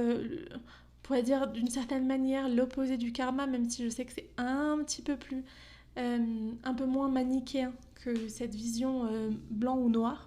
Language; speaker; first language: French; native; French